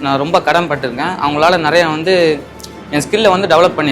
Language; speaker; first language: Tamil; native; Tamil